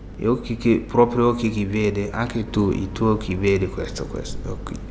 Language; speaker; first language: Italian; non-native, learner; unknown